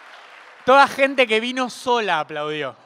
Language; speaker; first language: Spanish; native; Spanish